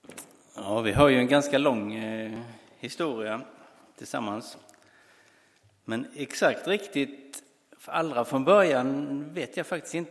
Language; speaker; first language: Swedish; native; Swedish